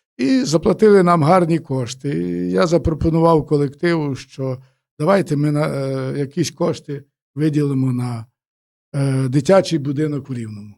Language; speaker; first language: Ukrainian; native; Ukrainian